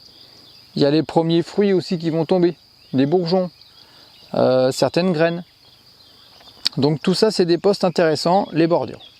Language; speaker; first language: French; native; French